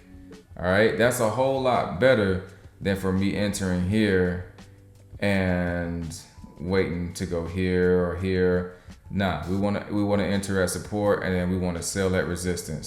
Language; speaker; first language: English; native; English